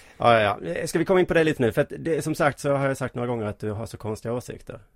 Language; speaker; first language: Swedish; native; Swedish